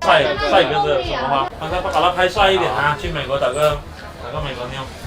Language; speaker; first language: Chinese; native; Chinese